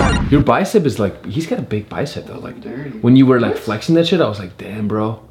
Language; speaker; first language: English; non-native, fluent; German